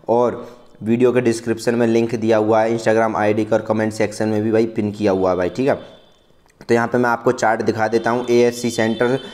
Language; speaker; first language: Hindi; native; Hindi